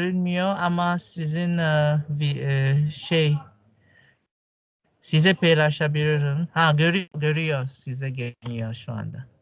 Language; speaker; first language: Turkish; non-native, fluent; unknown